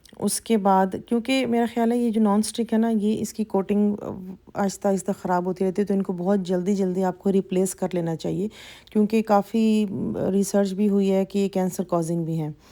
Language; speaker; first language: Urdu; native; Urdu